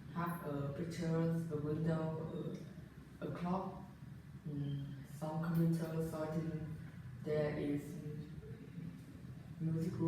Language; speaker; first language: English; non-native, learner; Vietnamese